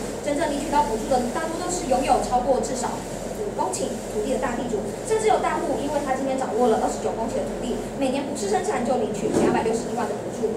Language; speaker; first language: Chinese; native; Chinese